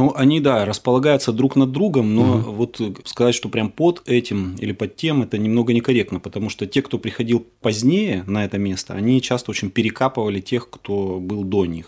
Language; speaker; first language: Russian; native; Russian